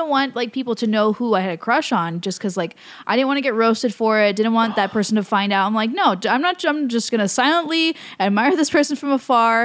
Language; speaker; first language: English; early bilingual, other home language; Spanish